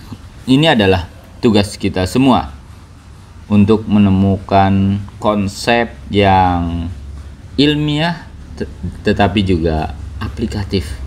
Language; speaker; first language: Indonesian; native; Indonesian